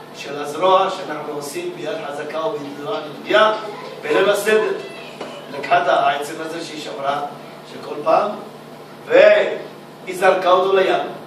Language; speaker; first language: Hebrew; early bilingual, other home language; Arabic